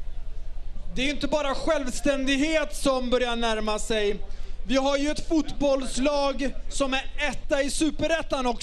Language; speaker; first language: Swedish; early bilingual, other home language; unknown